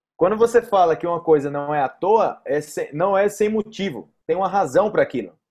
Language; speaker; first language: Portuguese; native; Portuguese